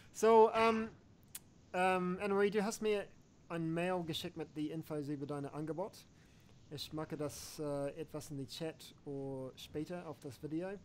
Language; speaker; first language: German; non-native, learner; English